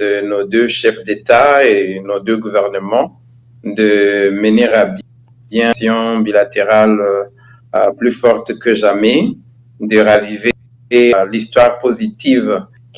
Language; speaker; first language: French; non-native, local second language; Kinyarwanda